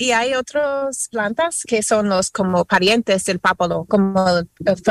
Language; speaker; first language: Spanish; non-native, fluent; English